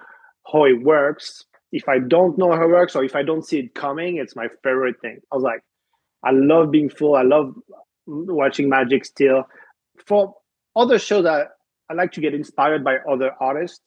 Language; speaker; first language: English; non-native, fluent; French